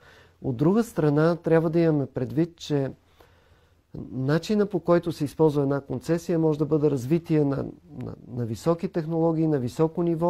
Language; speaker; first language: Bulgarian; native; Bulgarian